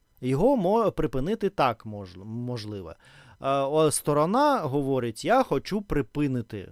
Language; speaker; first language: Ukrainian; non-native, learner; Russian